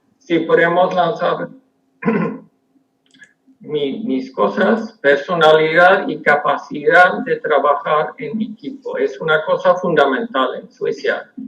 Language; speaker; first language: Spanish; non-native, fluent; Swedish